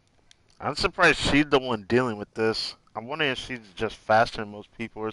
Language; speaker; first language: English; native; English